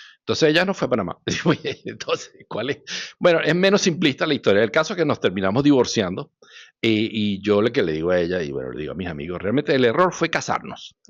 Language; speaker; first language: Spanish; early bilingual, other home language; Hebrew